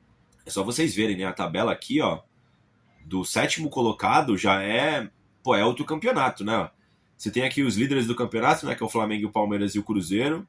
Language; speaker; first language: Portuguese; native; Portuguese